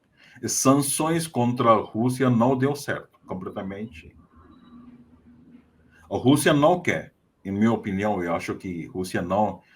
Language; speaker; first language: Portuguese; non-native, fluent; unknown